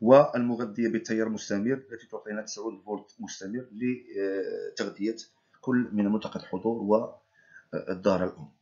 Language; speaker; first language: Arabic; native; Arabic